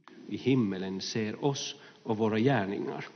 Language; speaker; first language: Swedish; non-native, fluent; Finnish